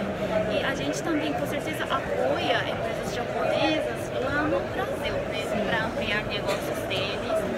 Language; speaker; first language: Portuguese; non-native, learner; Japanese